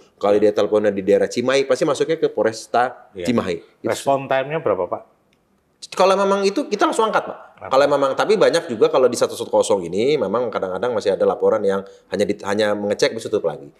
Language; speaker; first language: Indonesian; native; Indonesian